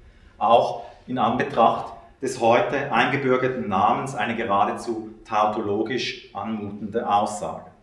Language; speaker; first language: German; native; German